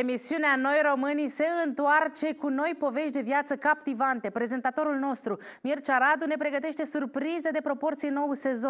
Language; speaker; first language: Romanian; native; Romanian